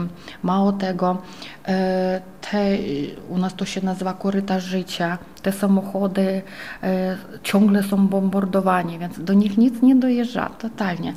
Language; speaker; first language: Polish; non-native, fluent; Ukrainian